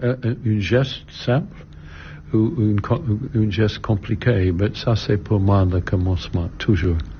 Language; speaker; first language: French; non-native, learner; English